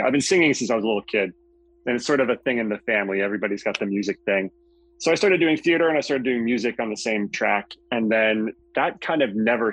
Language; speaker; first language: English; native; English